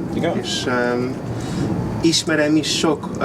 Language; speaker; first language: Hungarian; non-native, learner; English